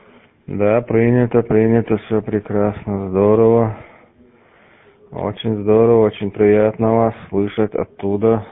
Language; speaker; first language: Russian; native; Russian